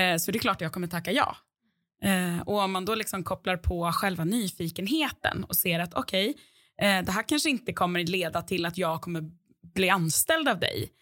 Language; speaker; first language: Swedish; native; Swedish